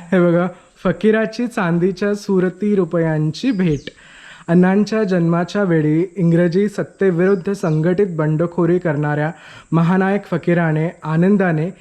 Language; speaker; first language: Marathi; native; Marathi